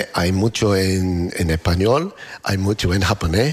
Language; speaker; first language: Spanish; non-native, learner; English